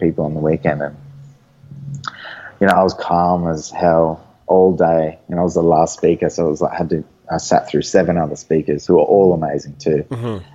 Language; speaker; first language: English; native; English